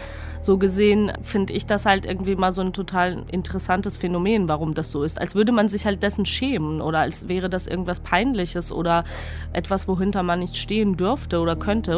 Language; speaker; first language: German; non-native, fluent; Georgian